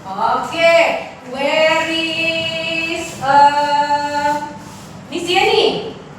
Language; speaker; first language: English; non-native, learner; Indonesian